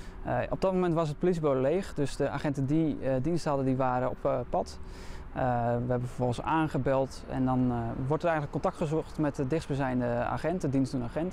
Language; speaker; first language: Dutch; native; Dutch